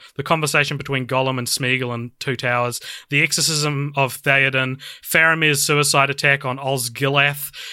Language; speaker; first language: English; native; English